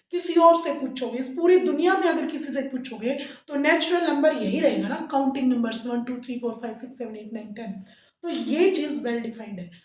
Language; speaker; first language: Hindi; native; Hindi